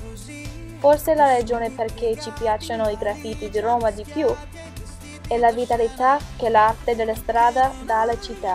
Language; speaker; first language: Italian; non-native, learner; English